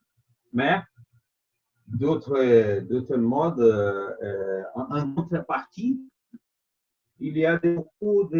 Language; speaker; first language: French; non-native, fluent; Portuguese